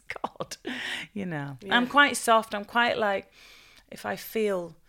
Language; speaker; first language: English; native; English